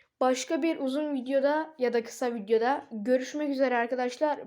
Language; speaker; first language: Turkish; native; Turkish